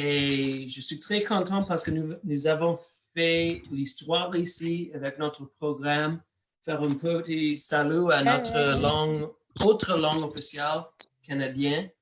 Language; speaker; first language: French; non-native, learner; English